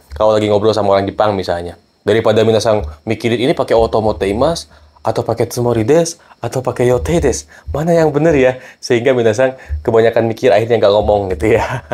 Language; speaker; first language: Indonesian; native; Indonesian